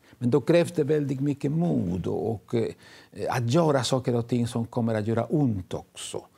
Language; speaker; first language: Swedish; non-native, fluent; Spanish